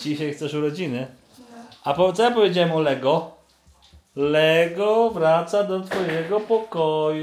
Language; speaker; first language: Polish; native; Polish